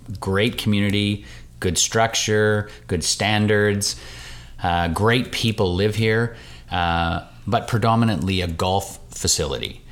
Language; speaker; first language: English; native; English